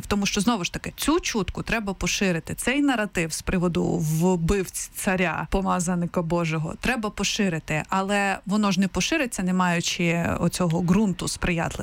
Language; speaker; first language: Ukrainian; native; Ukrainian